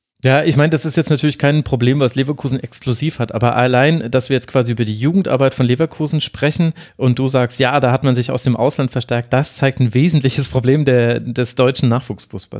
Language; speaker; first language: German; native; German